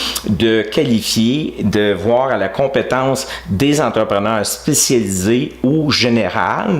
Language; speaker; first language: French; native; French